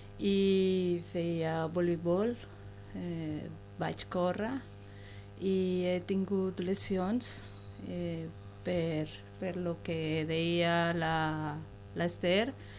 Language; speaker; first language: Catalan; non-native, learner; Spanish